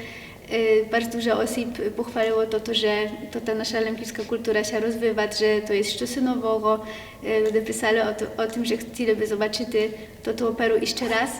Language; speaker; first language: Polish; non-native, local second language; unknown